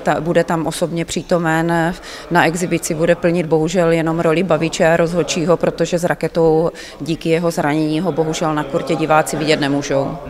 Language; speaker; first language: Czech; native; Czech